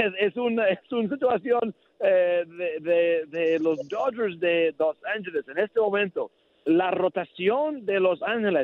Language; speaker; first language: Spanish; non-native, learner; English